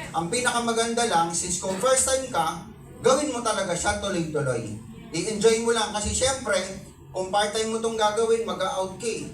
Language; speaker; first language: Filipino; non-native, local second language; Cebuano